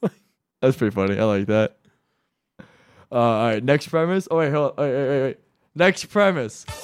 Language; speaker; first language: English; native; English